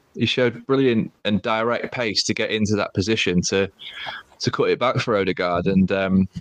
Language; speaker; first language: English; native; English